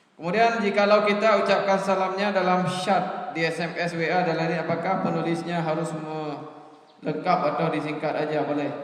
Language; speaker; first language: Malay; non-native, local second language; Achinese